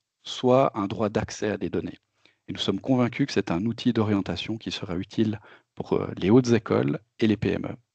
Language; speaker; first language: French; native; French